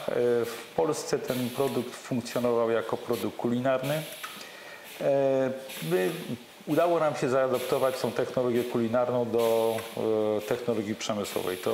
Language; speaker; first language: Polish; native; Polish